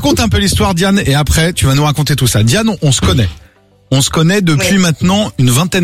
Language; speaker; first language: French; native; French